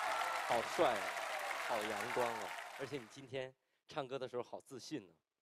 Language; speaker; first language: Chinese; native; Chinese